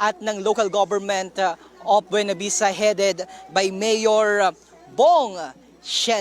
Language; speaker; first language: English; non-native, local second language; Filipino